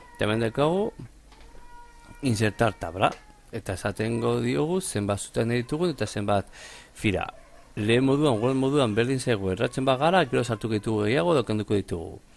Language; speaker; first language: Basque; native; Basque